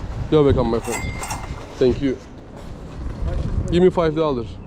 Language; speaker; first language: English; non-native, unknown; Turkish